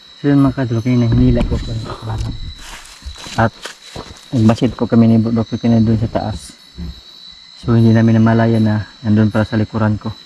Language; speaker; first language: Filipino; non-native, local second language; Cebuano